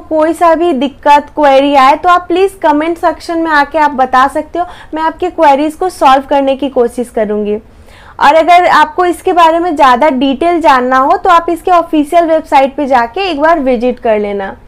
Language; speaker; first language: Hindi; native; Hindi